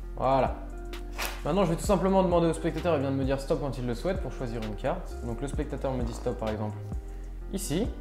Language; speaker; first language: French; native; French